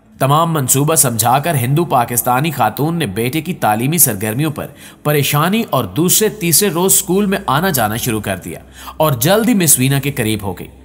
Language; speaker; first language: Urdu; native; Urdu